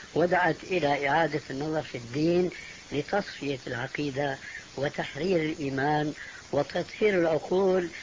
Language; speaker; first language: Arabic; early bilingual, other home language; Albanian